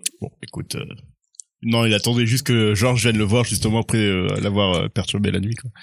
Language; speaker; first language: French; native; French